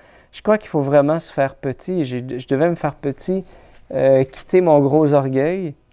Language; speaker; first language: French; native; French